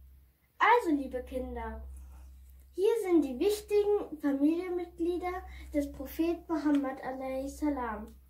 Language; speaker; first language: German; non-native, fluent; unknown